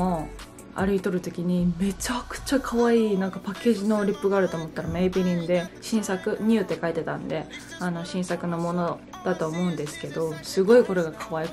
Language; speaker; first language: Japanese; native; Japanese